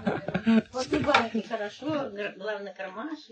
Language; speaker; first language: Russian; native; Russian